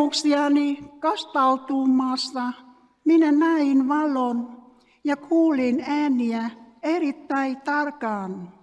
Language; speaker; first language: Finnish; non-native, learner; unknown